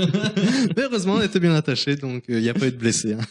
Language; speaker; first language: French; native; French